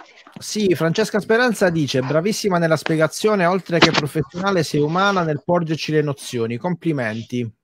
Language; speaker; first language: Italian; native; Italian